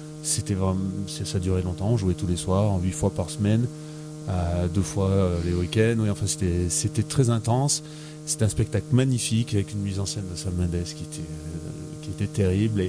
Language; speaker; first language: French; native; French